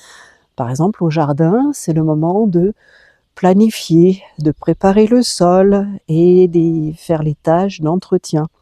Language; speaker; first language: French; native; French